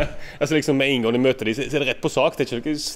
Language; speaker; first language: Norwegian; native; Norwegian